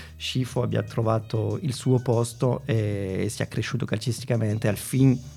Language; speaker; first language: Italian; non-native, fluent; French